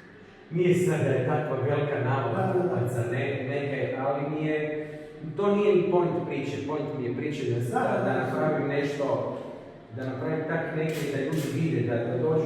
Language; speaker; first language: Croatian; native; Croatian